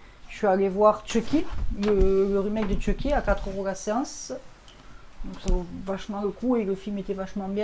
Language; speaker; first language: French; native; French